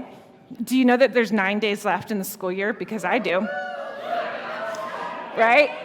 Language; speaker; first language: English; native; English